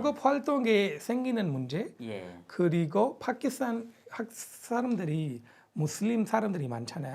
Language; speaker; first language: Korean; non-native, fluent; Punjabi